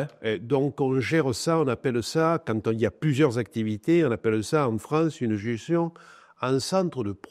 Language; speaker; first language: French; native; French